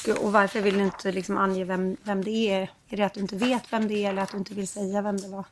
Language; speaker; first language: Swedish; native; Swedish